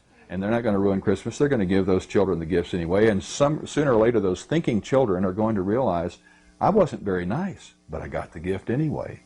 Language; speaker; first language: English; native; English